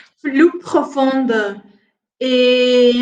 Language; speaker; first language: French; non-native, fluent; Spanish